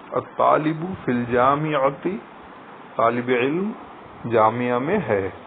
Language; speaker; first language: Urdu; native; Urdu